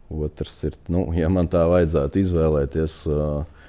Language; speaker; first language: Latvian; native; Latvian